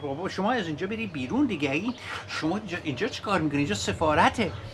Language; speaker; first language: Persian; non-native, fluent; English